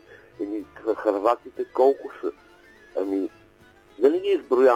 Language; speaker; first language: Bulgarian; native; Bulgarian